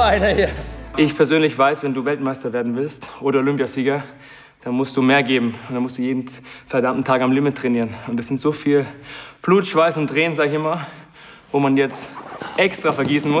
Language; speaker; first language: German; native; German